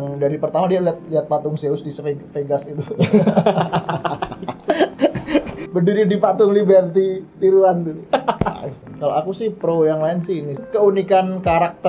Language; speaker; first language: Indonesian; native; Indonesian